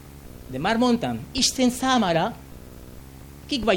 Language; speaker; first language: Hungarian; non-native, learner; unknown